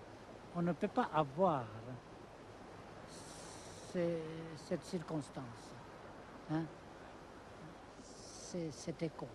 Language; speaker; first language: French; non-native, fluent; Japanese